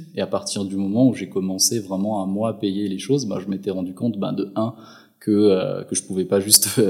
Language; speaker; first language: French; non-native, local second language; Malagasy